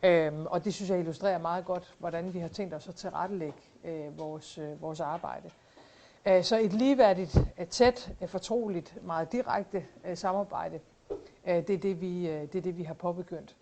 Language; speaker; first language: Danish; native; Danish